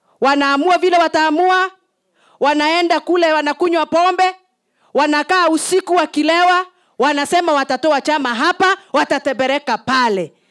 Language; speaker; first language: Swahili; non-native, local second language; Kikuyu